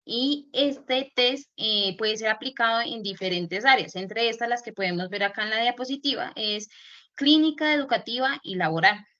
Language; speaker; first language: Spanish; native; Spanish